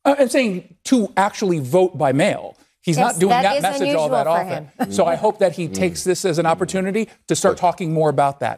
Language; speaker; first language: English; native; English